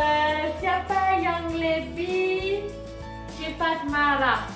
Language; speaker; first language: Indonesian; non-native, learner; French